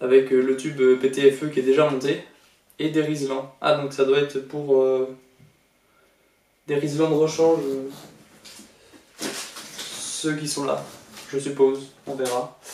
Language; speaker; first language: French; native; French